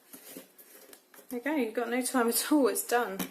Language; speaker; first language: English; native; English